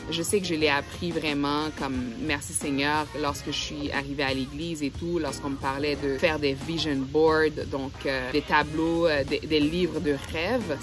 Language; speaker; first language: French; non-native, local second language; Haitian Creole